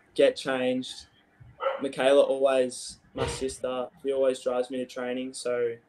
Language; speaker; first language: English; native; English